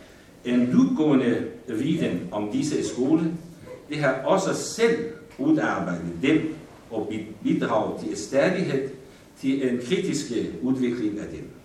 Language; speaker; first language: Danish; non-native, fluent; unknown